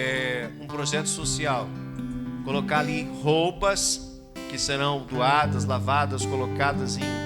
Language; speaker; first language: Portuguese; native; Portuguese